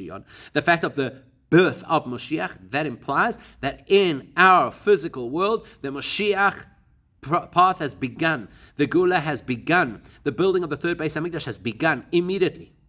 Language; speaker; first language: English; native; English